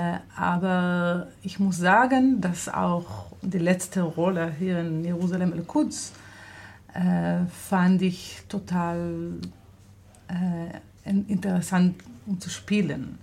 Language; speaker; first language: German; non-native, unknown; Hebrew